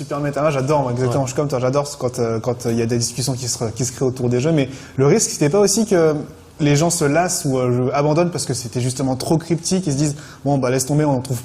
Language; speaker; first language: French; native; French